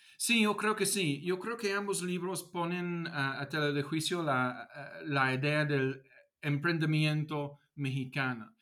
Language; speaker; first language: Spanish; non-native, fluent; English